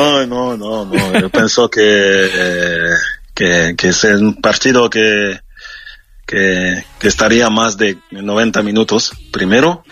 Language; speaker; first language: Spanish; non-native, fluent; French